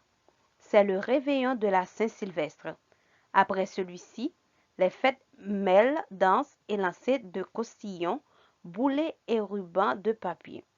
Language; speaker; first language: French; non-native, fluent; Spanish